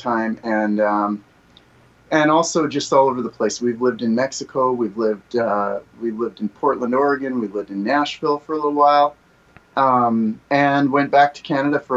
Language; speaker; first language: English; native; English